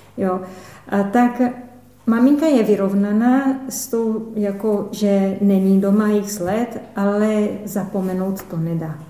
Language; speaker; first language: Czech; non-native, fluent; Portuguese